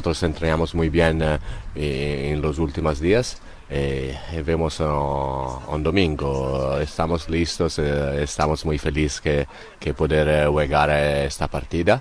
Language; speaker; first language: Spanish; non-native, learner; Italian